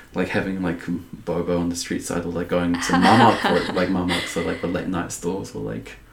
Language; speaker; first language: English; native; English